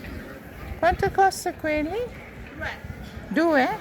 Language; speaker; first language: Italian; non-native, learner; English